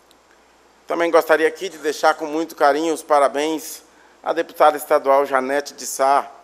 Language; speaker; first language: Portuguese; native; Portuguese